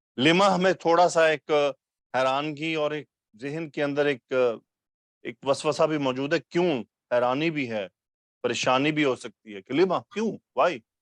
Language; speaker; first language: Urdu; native; Urdu